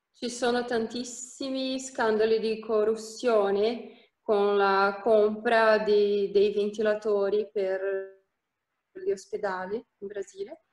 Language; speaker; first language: Italian; non-native, fluent; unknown